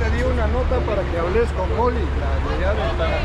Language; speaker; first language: Spanish; native; Spanish